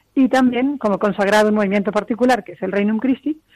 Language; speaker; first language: Spanish; native; Spanish